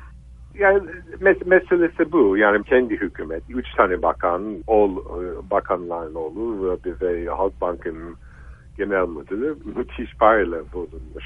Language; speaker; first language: Turkish; non-native, fluent; English